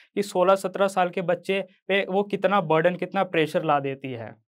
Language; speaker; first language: Hindi; native; Hindi